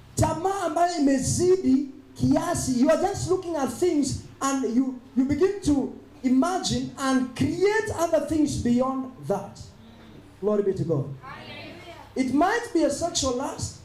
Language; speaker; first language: English; non-native, local second language; Swahili